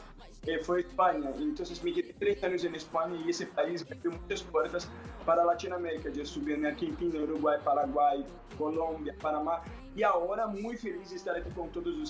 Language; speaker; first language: Spanish; non-native, fluent; Portuguese